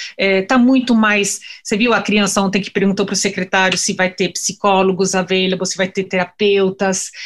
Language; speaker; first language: Portuguese; non-native, fluent; French